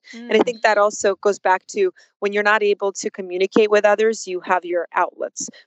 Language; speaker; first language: English; early bilingual, other home language; Russian